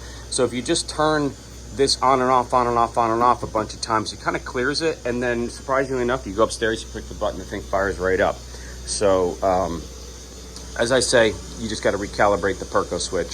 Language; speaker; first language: English; native; English